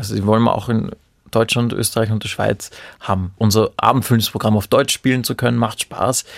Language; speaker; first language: German; native; German